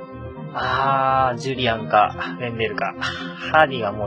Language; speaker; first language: Japanese; native; Japanese